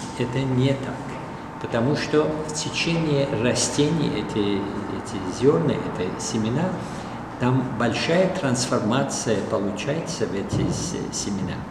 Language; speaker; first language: Russian; non-native, fluent; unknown